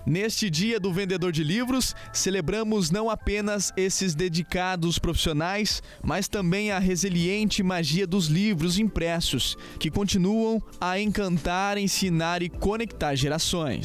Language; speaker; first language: Portuguese; native; Portuguese